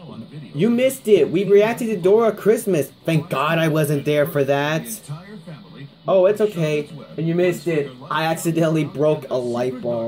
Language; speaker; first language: English; native; English